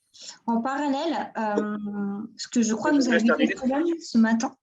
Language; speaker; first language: French; non-native, fluent; Spanish